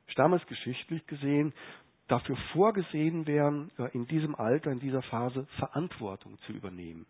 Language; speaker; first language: German; native; German